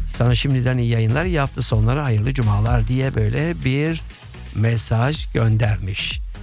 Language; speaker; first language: Turkish; early bilingual, heritage; Turkish